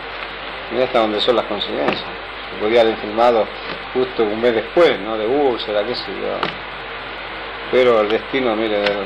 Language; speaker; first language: Spanish; native; Spanish